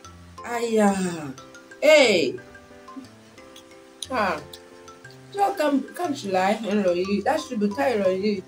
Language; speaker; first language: Chinese; non-native, learner; Igbo